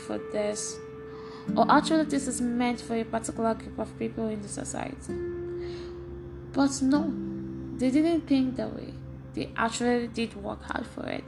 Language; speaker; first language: English; non-native, local second language; Igbo